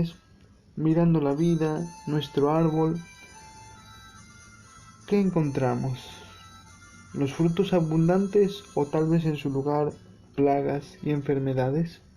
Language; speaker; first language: Spanish; native; Spanish